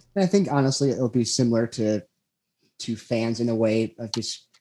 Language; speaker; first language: English; native; English